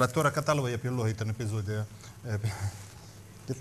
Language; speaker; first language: Greek; non-native, learner; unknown